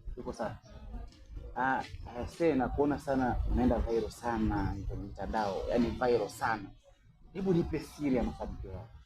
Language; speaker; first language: Swahili; native; Swahili